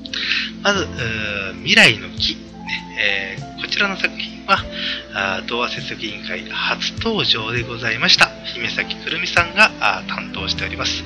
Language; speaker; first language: Japanese; native; Japanese